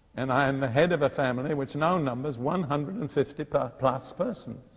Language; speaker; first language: English; native; English